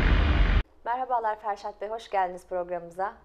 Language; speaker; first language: Turkish; native; Turkish